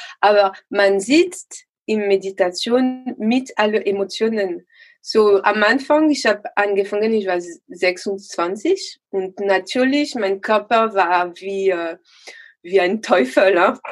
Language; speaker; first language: German; non-native, learner; French